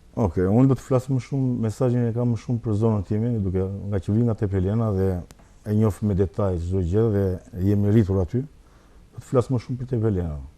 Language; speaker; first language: Albanian; native; Albanian